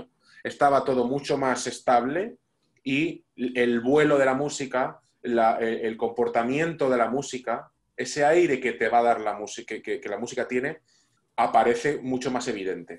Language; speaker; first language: Spanish; native; Spanish